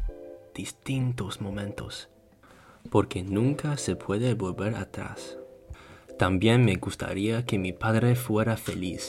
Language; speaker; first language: Spanish; non-native, learner; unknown